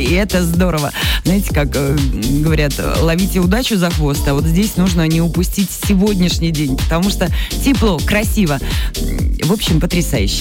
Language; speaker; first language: Russian; native; Russian